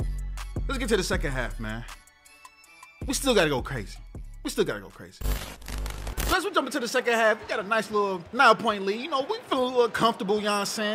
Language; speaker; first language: English; native; English